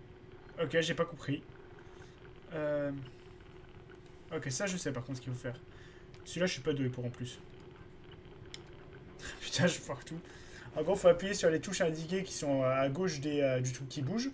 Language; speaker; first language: French; native; French